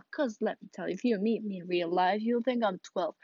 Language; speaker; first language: English; non-native, fluent; Russian